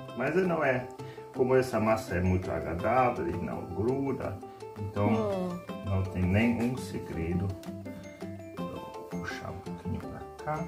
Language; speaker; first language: Portuguese; non-native, learner; German